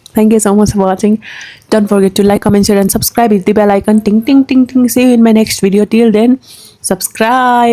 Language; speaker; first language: English; non-native, local second language; Nepali